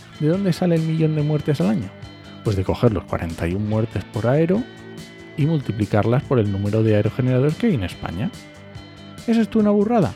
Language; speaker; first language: Spanish; native; Spanish